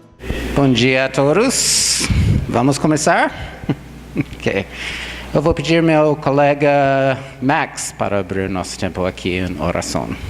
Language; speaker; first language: Portuguese; non-native, fluent; English